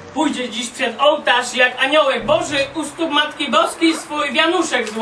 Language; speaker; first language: Polish; native; Polish